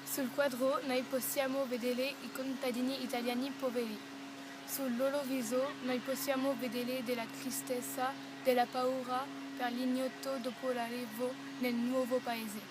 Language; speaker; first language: Italian; non-native, learner; French